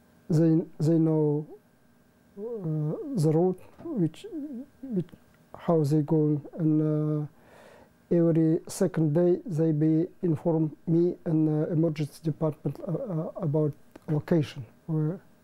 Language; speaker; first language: English; non-native, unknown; Russian